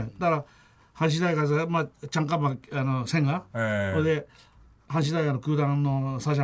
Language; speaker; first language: Korean; non-native, learner; Japanese